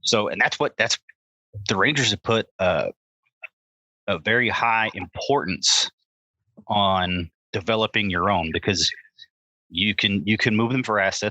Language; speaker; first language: English; native; English